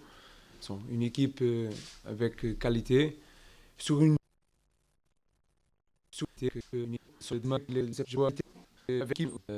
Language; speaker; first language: French; non-native, learner; Portuguese